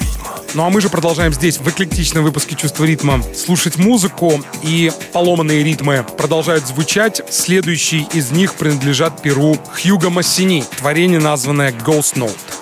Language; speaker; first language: Russian; native; Russian